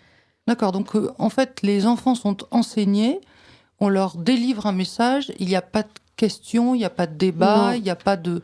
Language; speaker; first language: French; native; French